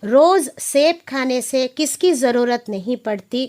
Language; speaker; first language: Hindi; non-native, local second language; Kannada